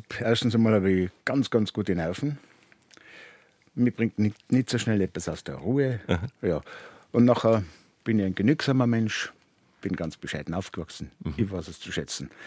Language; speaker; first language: German; native; German